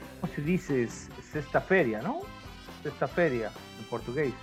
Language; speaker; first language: Portuguese; non-native, learner; Spanish